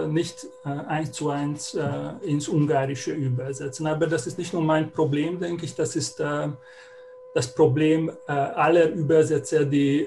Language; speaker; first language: German; non-native, fluent; Hungarian